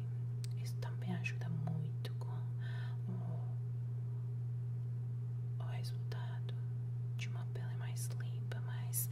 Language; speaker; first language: Portuguese; non-native, fluent; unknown